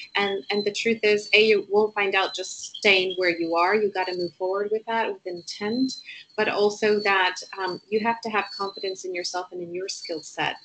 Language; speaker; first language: English; non-native, fluent; Spanish